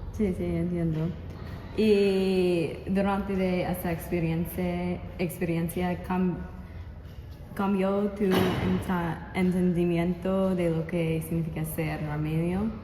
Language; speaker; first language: Spanish; non-native, learner; English